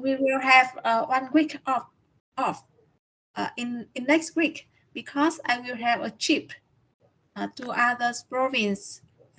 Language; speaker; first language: English; non-native, learner; Vietnamese